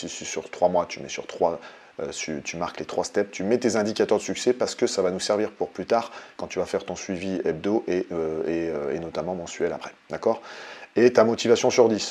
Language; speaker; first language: French; native; French